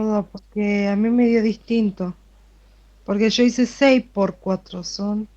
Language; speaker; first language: Spanish; native; Spanish